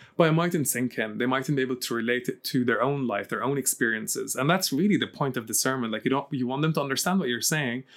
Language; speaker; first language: English; early bilingual, heritage; Arabic